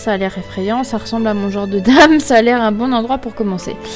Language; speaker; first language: French; native; French